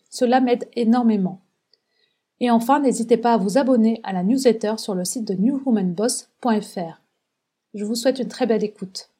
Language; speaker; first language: French; native; French